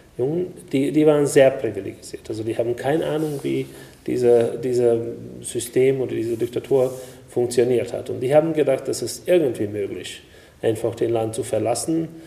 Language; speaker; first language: German; non-native, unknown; Hungarian